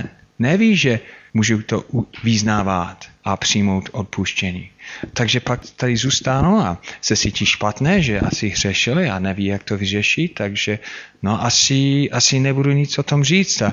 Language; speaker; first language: Czech; non-native, fluent; English